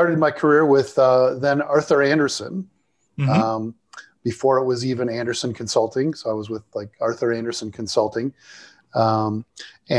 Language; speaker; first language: English; native; English